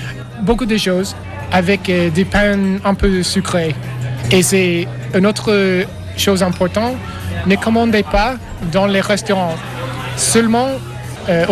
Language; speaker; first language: French; non-native, learner; English